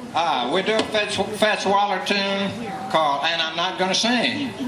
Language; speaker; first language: English; native; English